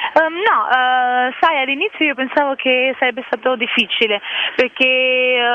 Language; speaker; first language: Italian; non-native, fluent; Albanian